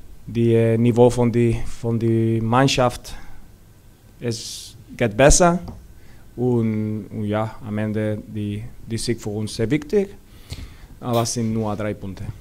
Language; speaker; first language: German; non-native, learner; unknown